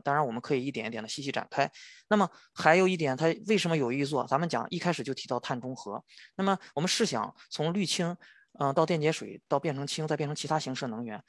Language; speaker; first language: Chinese; native; Chinese